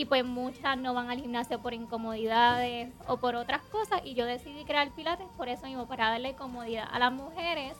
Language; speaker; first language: Spanish; native; Spanish